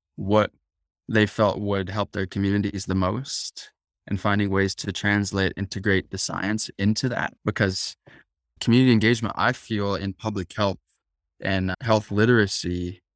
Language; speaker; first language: English; native; English